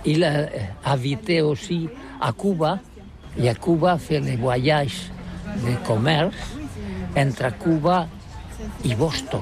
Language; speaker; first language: French; non-native, learner; Catalan